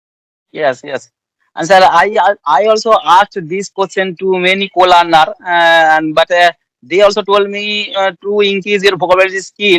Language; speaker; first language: English; non-native, learner; Bangla